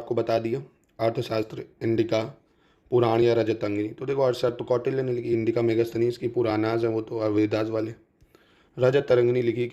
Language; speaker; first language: Hindi; native; Hindi